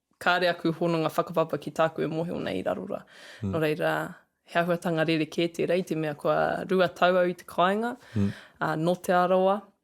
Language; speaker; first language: Māori; native; Māori